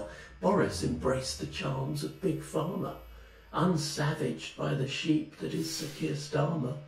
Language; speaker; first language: English; native; English